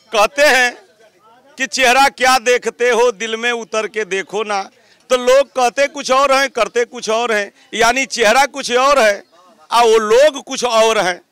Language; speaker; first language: Hindi; native; Hindi